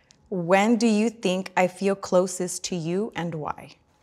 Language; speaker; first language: English; early bilingual, other home language; Spanish